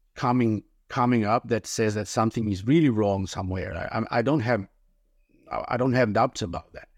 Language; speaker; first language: English; non-native, fluent; Italian